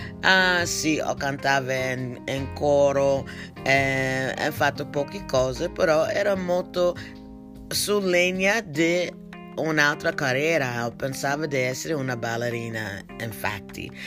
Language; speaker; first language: Italian; non-native, learner; English